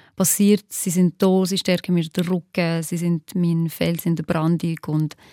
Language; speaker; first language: German; early bilingual, other home language; Albanian